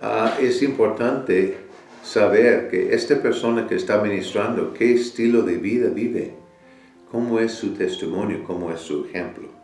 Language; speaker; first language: Spanish; non-native, fluent; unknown